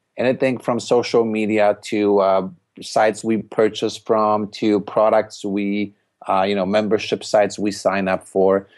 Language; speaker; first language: English; non-native, fluent; Polish